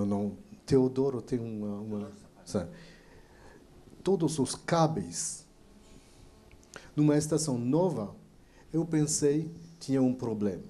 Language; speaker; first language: Portuguese; non-native, fluent; French